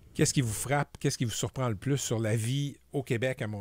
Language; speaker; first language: French; native; French